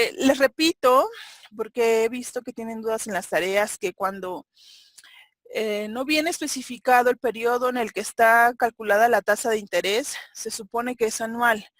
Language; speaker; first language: Spanish; native; Spanish